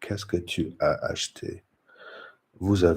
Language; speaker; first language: French; non-native, learner; English